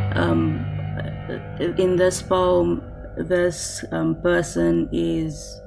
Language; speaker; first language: English; non-native, local second language; Afrikaans